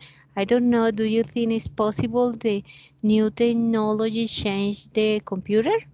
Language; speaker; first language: English; non-native, learner; Spanish